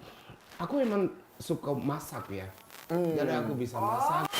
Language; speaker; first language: Indonesian; non-native, fluent; Japanese